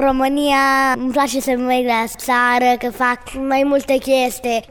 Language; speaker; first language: Romanian; early bilingual, heritage; Romanian